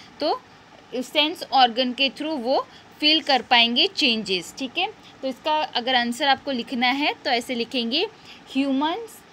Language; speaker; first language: Hindi; non-native, local second language; Gujarati